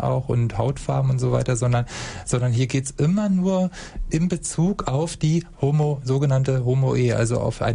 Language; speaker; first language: German; native; German